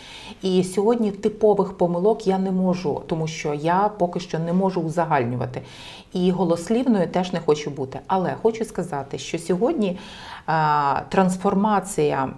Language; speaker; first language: Ukrainian; native; Ukrainian